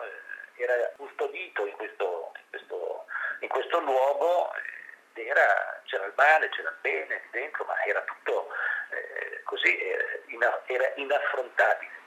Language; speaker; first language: Italian; native; Italian